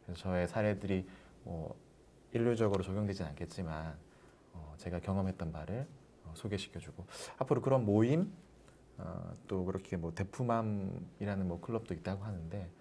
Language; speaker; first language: Korean; native; Korean